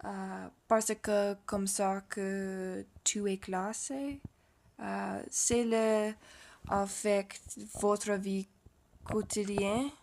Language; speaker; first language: French; non-native, learner; English